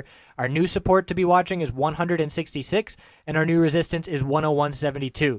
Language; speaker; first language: English; native; English